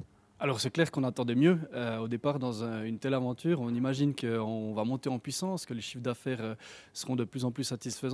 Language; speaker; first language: French; native; French